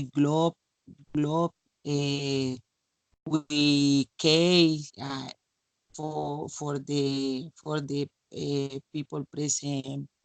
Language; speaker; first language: English; non-native, learner; Spanish